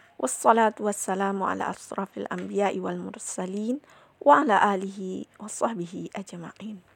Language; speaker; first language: Indonesian; non-native, local second language; Minangkabau